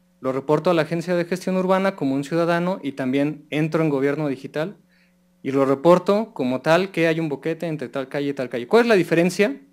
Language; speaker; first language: Spanish; native; Spanish